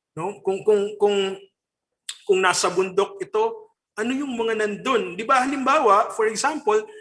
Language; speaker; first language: Filipino; non-native, local second language; Bikol